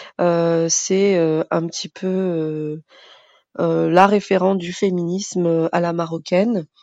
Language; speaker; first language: French; early bilingual, other home language; Arabic